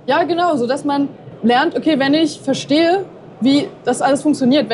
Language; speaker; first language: German; native; German